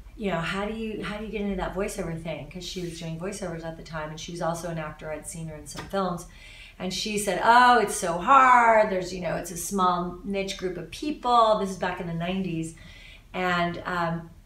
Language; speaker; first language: English; native; English